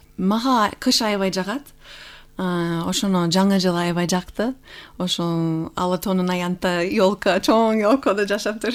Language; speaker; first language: Kyrgyz; non-native, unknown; English